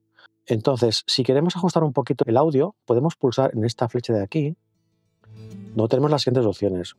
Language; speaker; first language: Spanish; native; Spanish